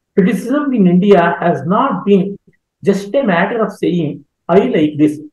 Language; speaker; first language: English; non-native, local second language; Kannada